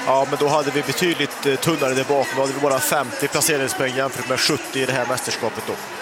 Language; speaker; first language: Swedish; native; Swedish